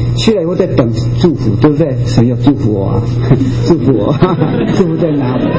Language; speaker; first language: Chinese; non-native, local second language; Japanese